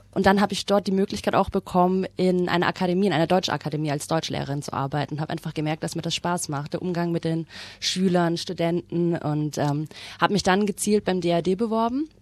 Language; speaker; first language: German; native; German